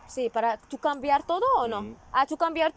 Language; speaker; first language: Spanish; non-native, learner; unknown